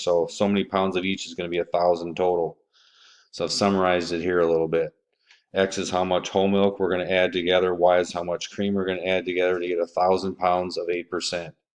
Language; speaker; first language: English; native; English